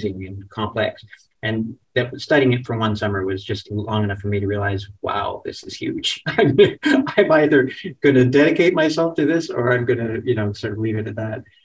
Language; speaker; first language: English; native; English